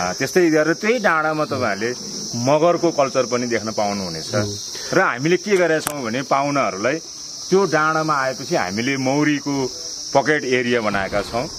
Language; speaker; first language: Nepali; non-native, local second language; Gurung